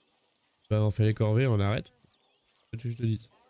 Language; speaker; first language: French; native; French